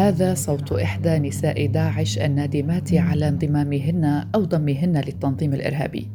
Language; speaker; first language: Arabic; native; Arabic